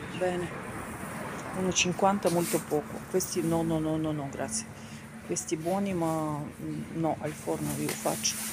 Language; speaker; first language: Italian; non-native, learner; Ukrainian